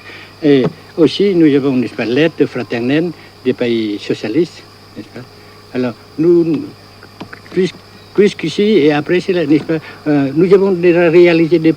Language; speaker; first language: French; non-native, local second language; Vietnamese